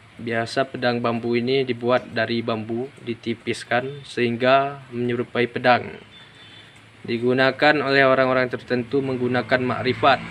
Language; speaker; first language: Malay; non-native, local second language; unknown